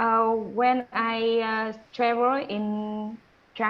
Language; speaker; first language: English; non-native, learner; Vietnamese